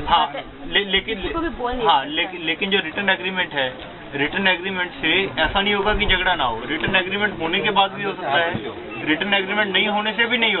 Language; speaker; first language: Hindi; non-native, local second language; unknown